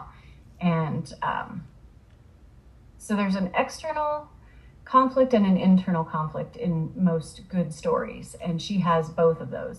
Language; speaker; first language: English; native; English